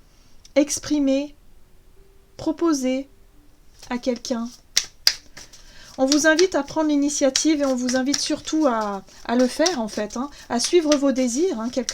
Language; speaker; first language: French; native; French